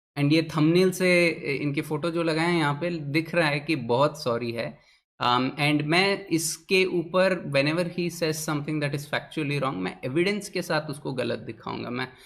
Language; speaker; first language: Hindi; non-native, local second language; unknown